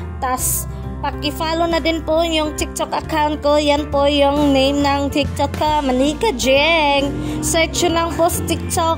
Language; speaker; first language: Filipino; non-native, local second language; Cebuano